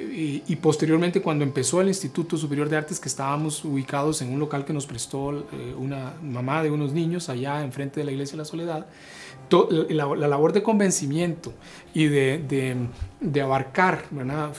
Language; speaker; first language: Spanish; native; Spanish